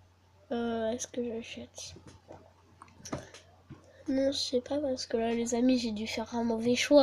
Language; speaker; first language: French; native; French